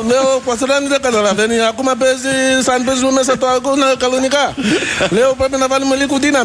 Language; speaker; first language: Greek; non-native, learner; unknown